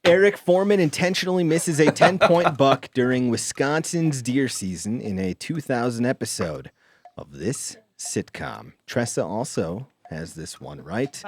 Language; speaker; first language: English; native; English